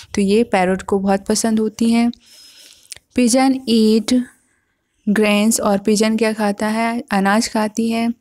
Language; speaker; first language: Hindi; native; Hindi